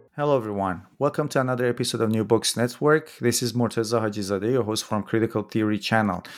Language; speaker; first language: English; non-native, fluent; Persian